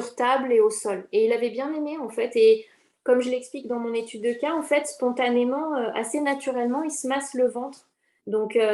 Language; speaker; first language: French; native; French